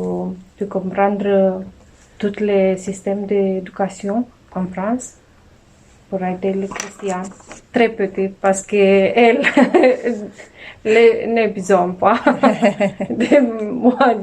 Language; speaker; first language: French; non-native, learner; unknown